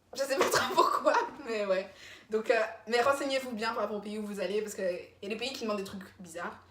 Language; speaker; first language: French; native; French